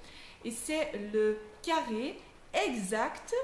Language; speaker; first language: French; non-native, local second language; Dutch